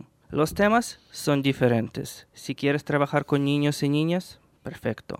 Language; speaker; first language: Spanish; non-native, fluent; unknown